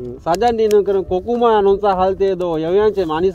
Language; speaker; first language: Korean; non-native, learner; Sinhala